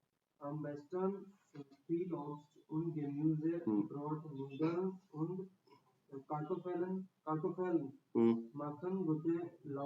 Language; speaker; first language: German; non-native, learner; Hindi